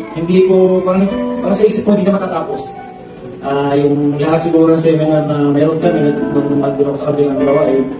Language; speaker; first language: Filipino; native; Filipino